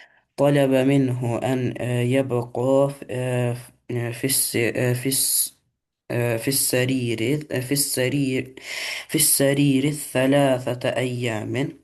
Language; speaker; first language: Arabic; non-native, learner; Albanian